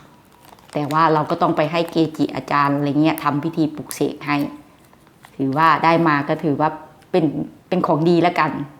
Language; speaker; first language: Thai; native; Thai